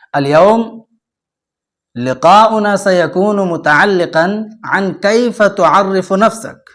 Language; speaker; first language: Arabic; non-native, fluent; Urdu